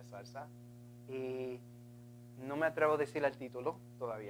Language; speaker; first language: Spanish; early bilingual, heritage; Spanish